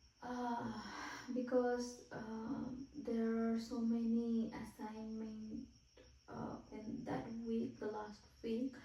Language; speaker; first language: English; non-native, fluent; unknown